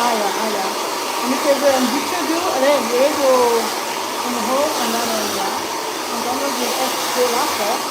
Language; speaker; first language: Dutch; non-native, fluent; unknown